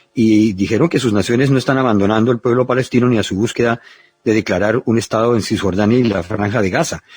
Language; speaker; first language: Spanish; native; Spanish